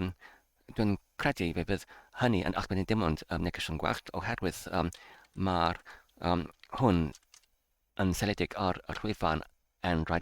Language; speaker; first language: Welsh; non-native, fluent; English